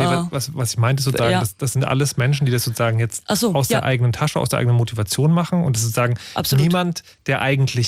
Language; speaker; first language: German; native; German